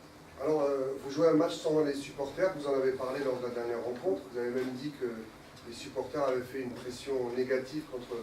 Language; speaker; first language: French; native; French